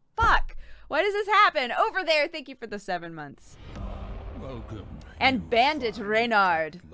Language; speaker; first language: English; native; English